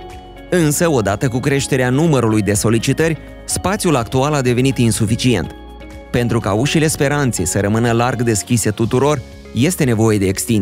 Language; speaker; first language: Romanian; native; Romanian